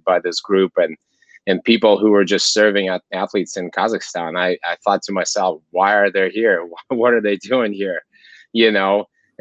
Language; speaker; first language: English; non-native, fluent; Kazakh